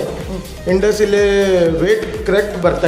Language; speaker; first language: Kannada; non-native, learner; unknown